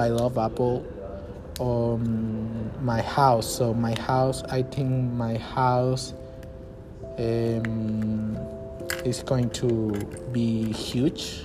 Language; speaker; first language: English; non-native, learner; Spanish